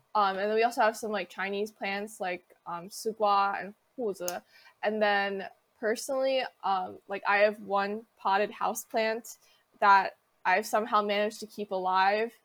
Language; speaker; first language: English; native; English